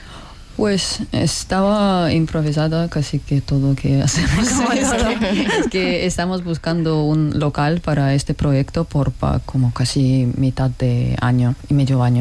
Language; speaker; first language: Spanish; non-native, fluent; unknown